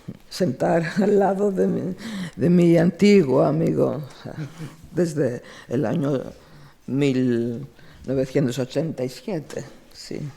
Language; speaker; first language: Spanish; non-native, fluent; Greek